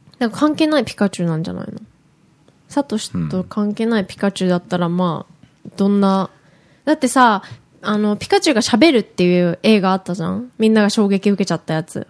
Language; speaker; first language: Japanese; native; Japanese